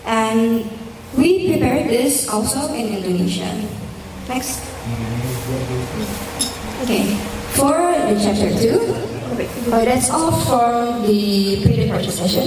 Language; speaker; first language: English; non-native, fluent; Indonesian